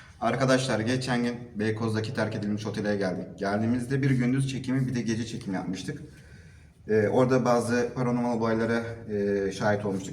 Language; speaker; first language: Turkish; native; Turkish